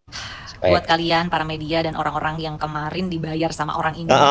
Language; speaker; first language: Indonesian; native; Indonesian